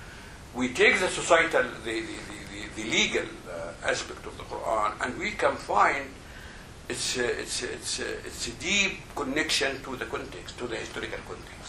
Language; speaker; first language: English; non-native, fluent; Arabic